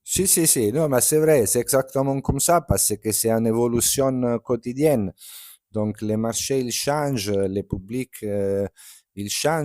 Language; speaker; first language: French; non-native, fluent; Italian